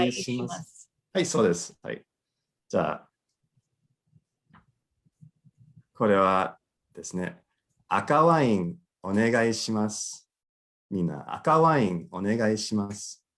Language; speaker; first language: Japanese; non-native, fluent; English